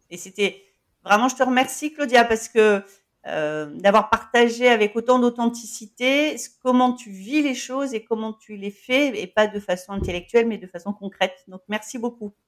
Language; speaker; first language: French; native; French